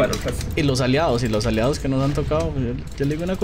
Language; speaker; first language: Spanish; native; Spanish